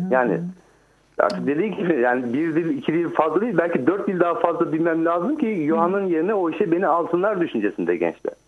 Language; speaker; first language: Turkish; native; Turkish